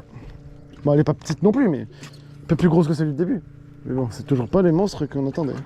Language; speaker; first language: French; native; French